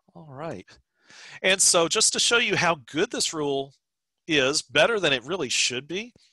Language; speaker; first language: English; native; English